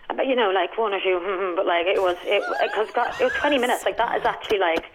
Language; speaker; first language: English; native; English